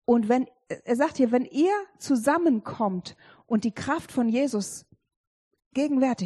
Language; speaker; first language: German; native; German